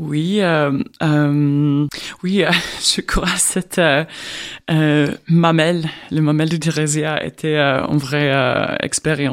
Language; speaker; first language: French; non-native, fluent; Estonian